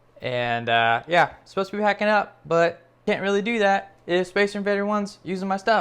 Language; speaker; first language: English; native; English